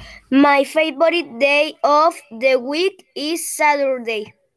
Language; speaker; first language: English; non-native, learner; Spanish